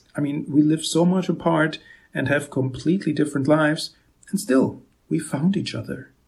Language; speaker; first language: English; non-native, fluent; German